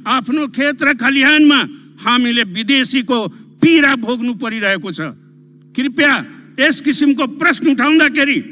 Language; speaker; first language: Nepali; non-native, local second language; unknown